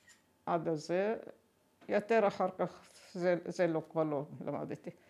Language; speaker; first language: Hebrew; non-native, fluent; Arabic